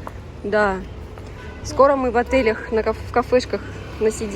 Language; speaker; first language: Russian; native; Russian